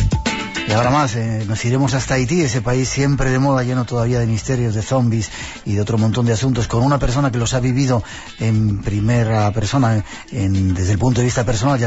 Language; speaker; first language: Spanish; native; Spanish